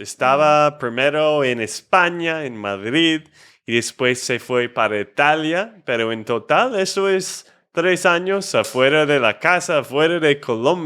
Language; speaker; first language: Spanish; non-native, fluent; English